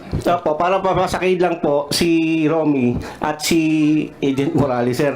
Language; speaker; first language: Filipino; non-native, local second language; Cebuano